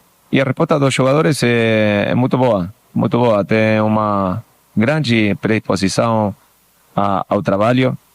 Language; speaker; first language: Portuguese; non-native, learner; Spanish